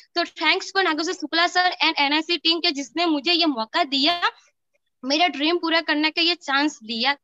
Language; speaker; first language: Hindi; non-native, local second language; Gujarati